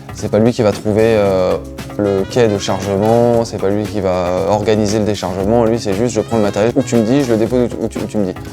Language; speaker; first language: French; native; French